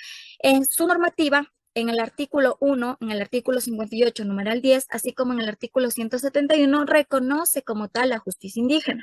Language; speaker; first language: Spanish; native; Spanish